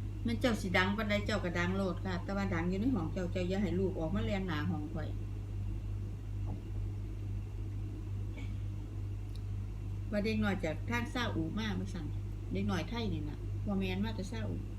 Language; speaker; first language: Thai; non-native, local second language; Northeastern Thai